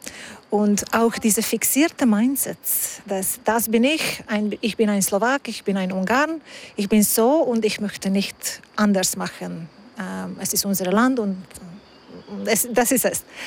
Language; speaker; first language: German; non-native, fluent; Hungarian